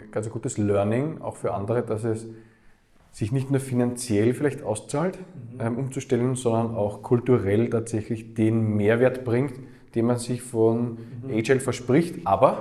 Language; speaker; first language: German; native; German